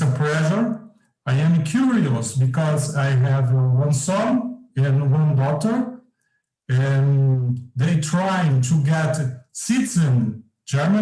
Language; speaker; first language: English; non-native, learner; Portuguese